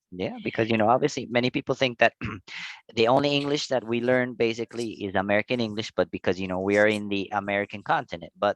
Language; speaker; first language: English; non-native, fluent; Spanish